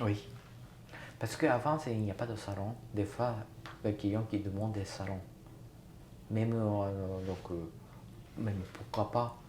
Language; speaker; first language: French; non-native, learner; Japanese